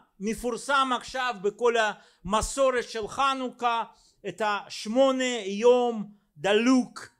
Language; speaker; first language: Hebrew; non-native, fluent; Russian